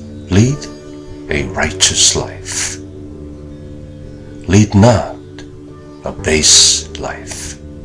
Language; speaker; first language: English; non-native, fluent; Korean